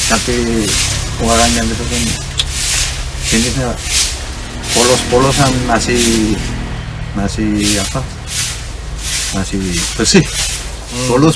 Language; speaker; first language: Indonesian; non-native, fluent; German